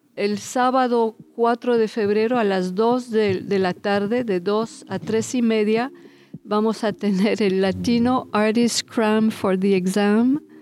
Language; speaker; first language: Spanish; early bilingual, heritage; Spanish